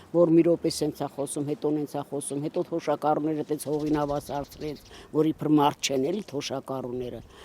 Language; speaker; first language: Armenian; native; Armenian